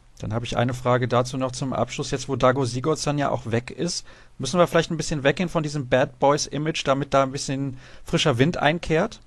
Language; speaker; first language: German; native; German